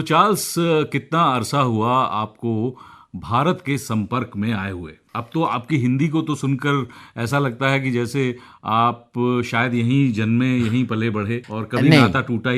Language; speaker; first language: Hindi; native; Hindi